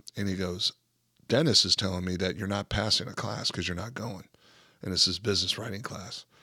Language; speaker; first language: English; native; English